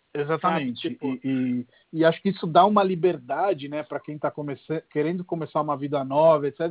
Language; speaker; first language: Portuguese; non-native, fluent; Italian